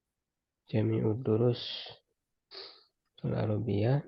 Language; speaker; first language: Arabic; non-native, fluent; Indonesian